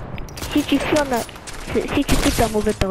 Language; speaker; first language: French; native; French